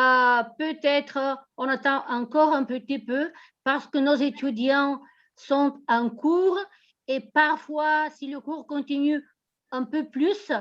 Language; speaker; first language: French; non-native, fluent; Bulgarian